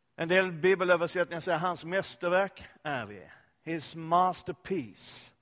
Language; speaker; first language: Swedish; native; Swedish